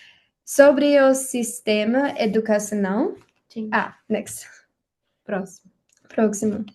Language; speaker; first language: Portuguese; non-native, learner; English